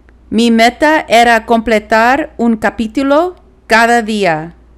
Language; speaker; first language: Spanish; non-native, learner; English